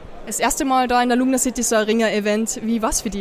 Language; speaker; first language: German; native; German